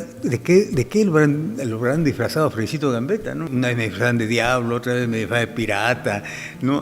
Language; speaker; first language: Spanish; native; Spanish